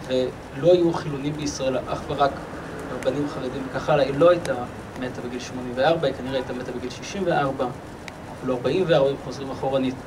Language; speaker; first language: Hebrew; native; Hebrew